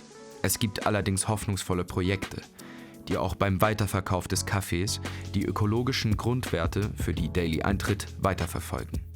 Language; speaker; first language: German; native; German